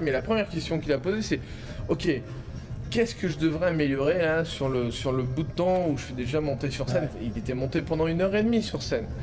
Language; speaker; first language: French; native; French